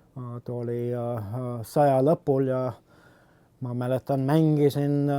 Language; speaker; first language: Estonian; early bilingual, heritage; Estonian